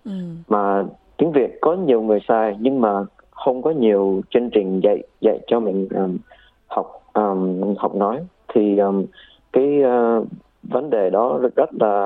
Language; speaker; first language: Vietnamese; early bilingual, heritage; Vietnamese